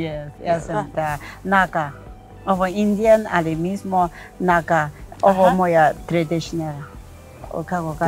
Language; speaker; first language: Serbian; non-native, learner; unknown